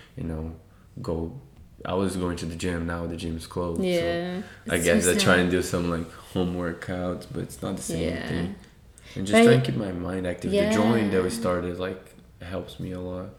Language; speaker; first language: English; non-native, fluent; Portuguese